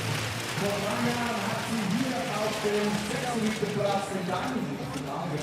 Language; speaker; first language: German; native; German